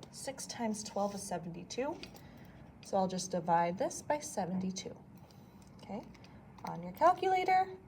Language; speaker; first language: English; native; English